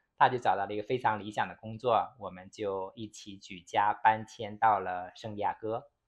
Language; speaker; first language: Chinese; native; Chinese